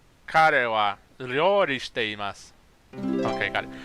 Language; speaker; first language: Japanese; non-native, learner; English